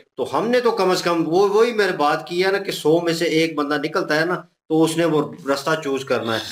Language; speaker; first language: Urdu; non-native, local second language; Punjabi